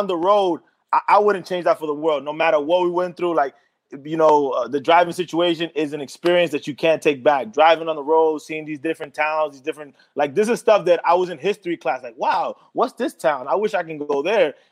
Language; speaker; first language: English; native; English